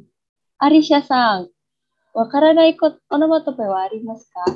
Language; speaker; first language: Japanese; non-native, fluent; Indonesian